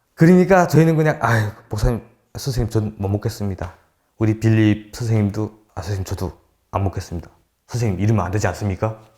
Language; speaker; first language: Korean; native; Korean